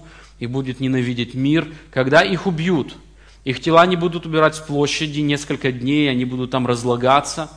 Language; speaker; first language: Russian; native; Russian